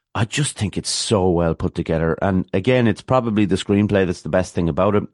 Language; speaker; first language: English; native; English